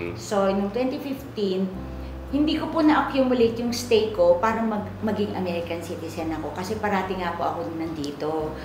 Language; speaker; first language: Filipino; native; Filipino